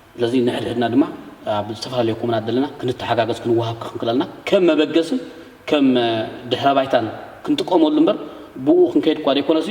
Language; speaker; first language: Tigrinya; native; Tigrinya